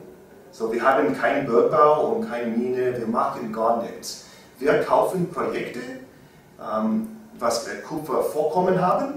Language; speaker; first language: German; non-native, learner; English